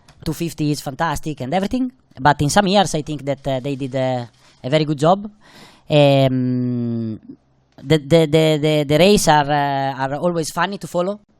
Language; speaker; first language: English; non-native, fluent; Italian